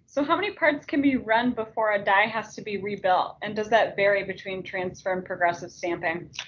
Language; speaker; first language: English; native; English